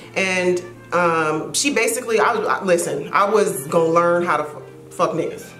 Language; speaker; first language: English; native; English